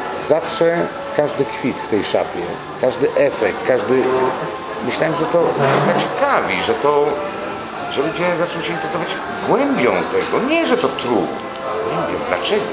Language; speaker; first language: Polish; native; Polish